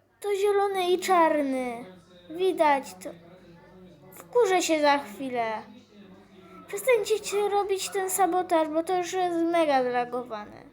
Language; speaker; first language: Polish; native; Polish